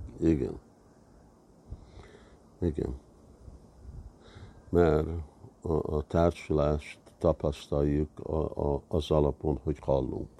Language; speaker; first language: Hungarian; early bilingual, heritage; Hungarian